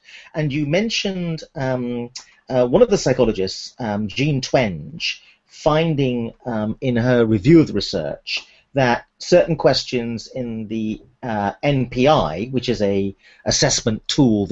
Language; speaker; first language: English; native; English